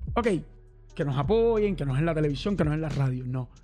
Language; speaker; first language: Spanish; native; Spanish